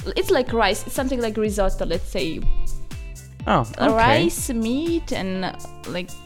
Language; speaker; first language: English; non-native, fluent; Azerbaijani